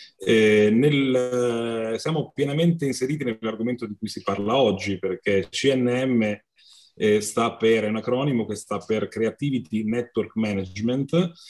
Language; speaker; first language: Italian; native; Italian